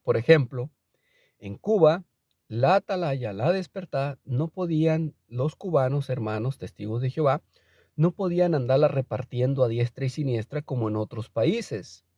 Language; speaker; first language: Spanish; native; Spanish